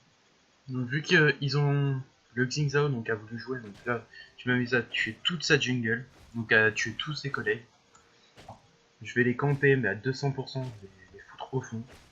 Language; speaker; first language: French; native; French